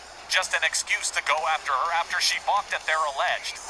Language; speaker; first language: English; native; English